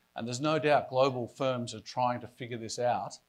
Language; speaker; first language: English; native; English